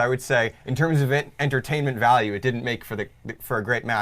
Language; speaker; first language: English; native; English